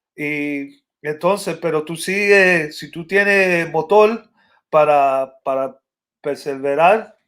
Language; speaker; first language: Spanish; early bilingual, other home language; English